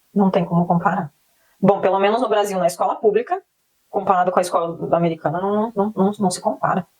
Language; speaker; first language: Portuguese; native; Portuguese